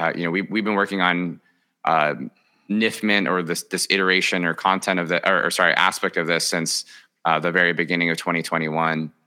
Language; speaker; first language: English; early bilingual, other home language; Spanish